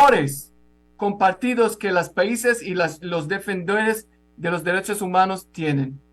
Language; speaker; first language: Spanish; non-native, fluent; Hebrew